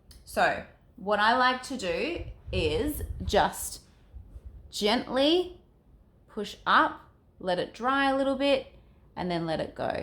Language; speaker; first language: English; native; English